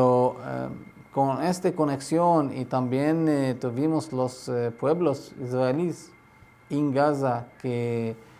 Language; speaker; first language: Spanish; non-native, learner; Arabic